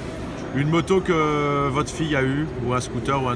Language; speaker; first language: French; native; French